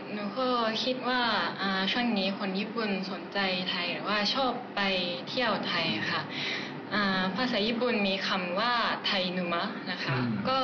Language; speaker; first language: Thai; non-native, fluent; Japanese